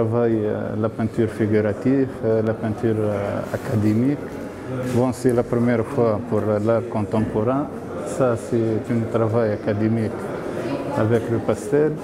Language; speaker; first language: French; non-native, local second language; Arabic